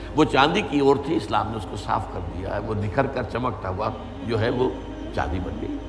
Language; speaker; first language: Urdu; native; Urdu